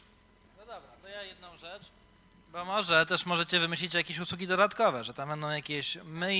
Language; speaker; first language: Polish; native; Polish